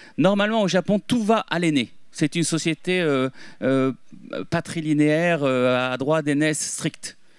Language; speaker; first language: French; native; French